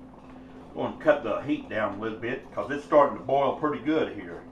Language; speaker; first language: English; native; English